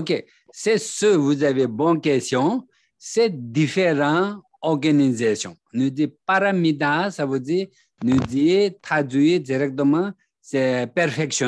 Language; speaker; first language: French; non-native, learner; Tibetan